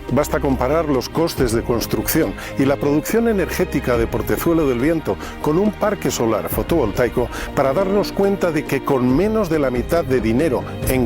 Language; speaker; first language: Spanish; native; Spanish